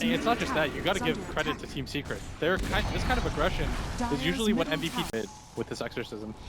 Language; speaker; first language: English; native; English